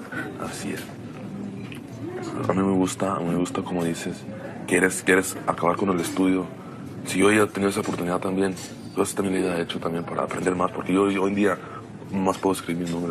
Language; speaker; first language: Spanish; non-native, local second language; Plautdietsch